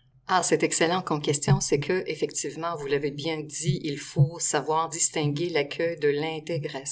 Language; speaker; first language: French; non-native, fluent; Russian